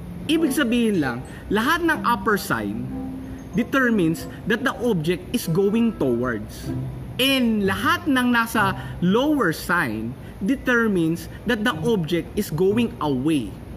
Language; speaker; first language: English; non-native, local second language; Filipino